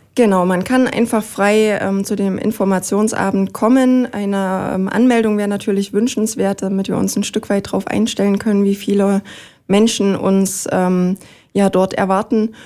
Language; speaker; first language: German; native; German